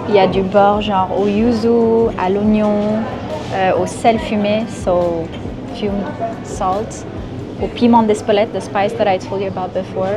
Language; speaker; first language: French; non-native, fluent; English